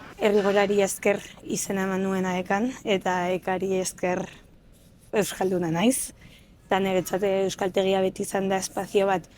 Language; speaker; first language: Basque; non-native, local second language; Spanish